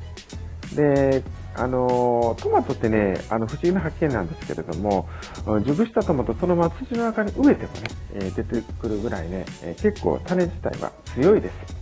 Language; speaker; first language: Japanese; native; Japanese